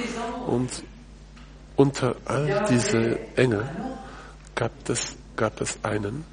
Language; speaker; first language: German; non-native, fluent; French